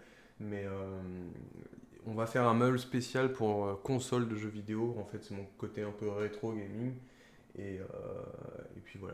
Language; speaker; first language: French; native; French